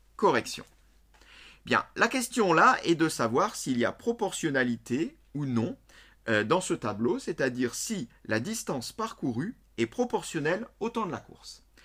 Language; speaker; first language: French; native; French